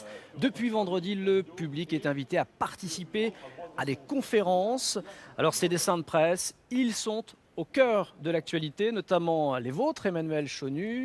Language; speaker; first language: French; native; French